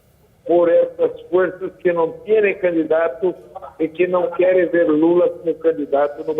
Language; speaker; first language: Spanish; non-native, learner; Portuguese